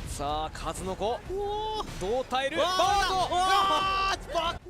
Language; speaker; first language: Japanese; native; Japanese